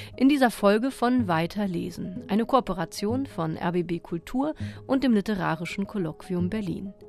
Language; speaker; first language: German; native; German